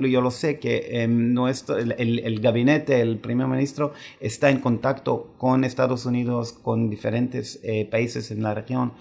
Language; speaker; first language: Spanish; non-native, fluent; Hebrew